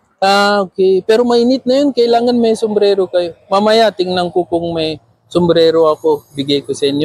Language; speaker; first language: Filipino; non-native, learner; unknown